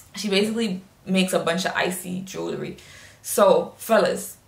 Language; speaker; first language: English; native; English